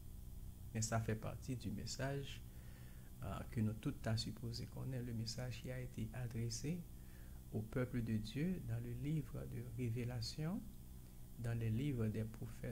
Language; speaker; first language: French; non-native, local second language; Haitian Creole